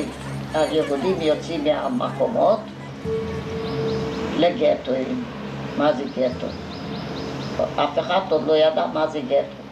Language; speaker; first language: Hebrew; non-native, fluent; Hungarian